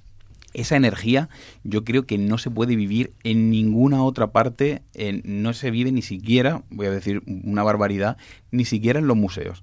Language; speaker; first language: Spanish; native; Spanish